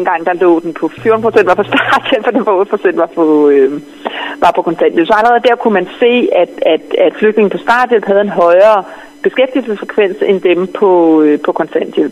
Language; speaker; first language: Danish; native; Danish